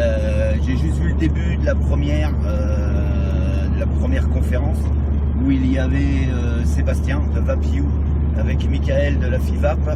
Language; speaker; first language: French; native; French